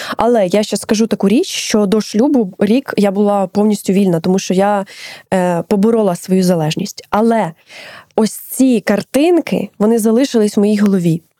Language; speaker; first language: Ukrainian; native; Ukrainian